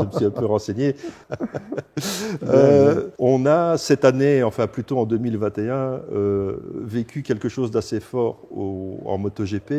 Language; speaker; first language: French; native; French